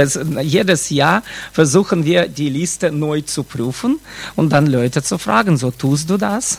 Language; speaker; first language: German; non-native, fluent; Russian